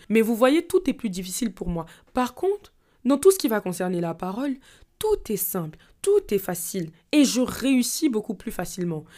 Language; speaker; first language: French; native; French